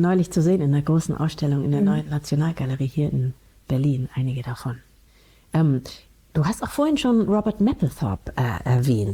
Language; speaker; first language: German; native; German